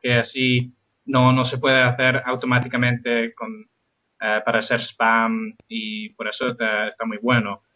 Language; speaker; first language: Spanish; non-native, fluent; English